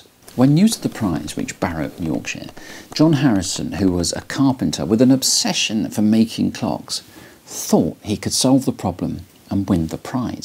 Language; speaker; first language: English; native; English